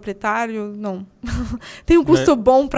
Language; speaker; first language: Portuguese; non-native, fluent; Polish